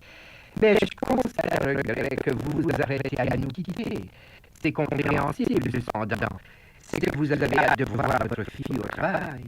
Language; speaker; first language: French; native; French